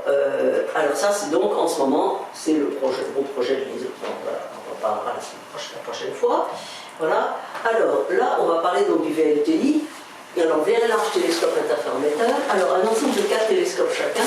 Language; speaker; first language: French; native; French